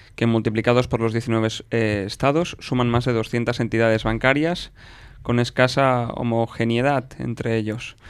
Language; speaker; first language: Spanish; non-native, local second language; Catalan